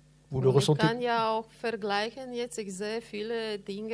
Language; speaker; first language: German; non-native, learner; Latvian